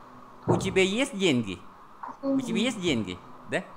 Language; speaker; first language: Russian; non-native, fluent; Vietnamese